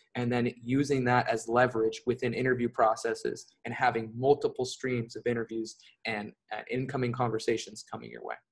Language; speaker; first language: English; native; English